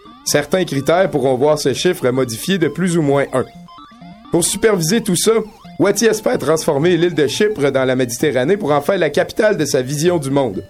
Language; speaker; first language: French; native; French